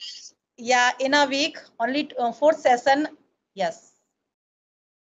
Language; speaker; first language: English; non-native, learner; Hindi